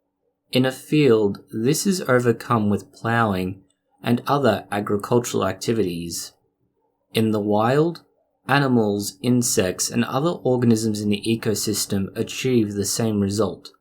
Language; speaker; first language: English; native; English